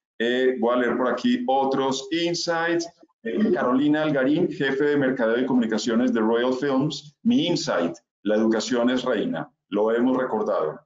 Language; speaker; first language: Spanish; native; Spanish